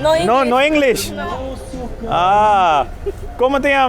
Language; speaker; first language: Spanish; non-native, learner; Hindi